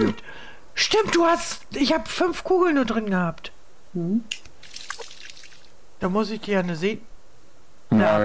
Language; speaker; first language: German; native; German